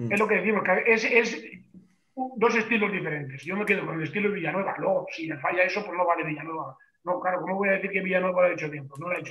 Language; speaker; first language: Spanish; native; Spanish